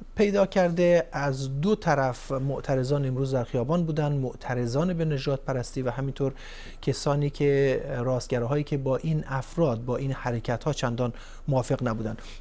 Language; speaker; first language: Persian; native; Persian